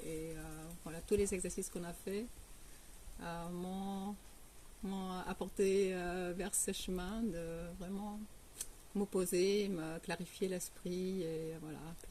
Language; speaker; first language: French; non-native, fluent; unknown